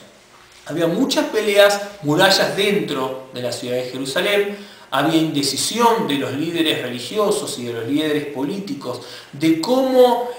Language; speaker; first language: Spanish; native; Spanish